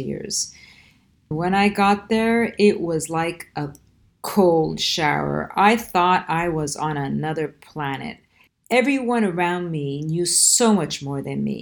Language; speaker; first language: English; early bilingual, other home language; Italian